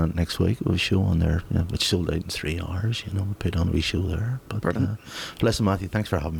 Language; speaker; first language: English; native; English